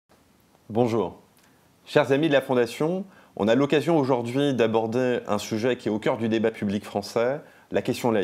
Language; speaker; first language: French; native; French